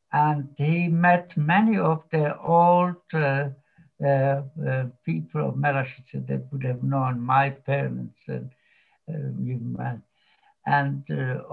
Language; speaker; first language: English; non-native, fluent; Slovak